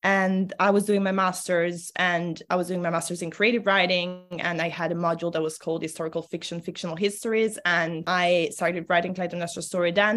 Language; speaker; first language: English; non-native, fluent; Italian